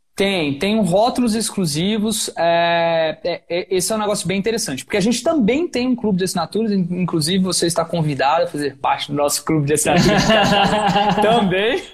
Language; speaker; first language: Portuguese; native; Portuguese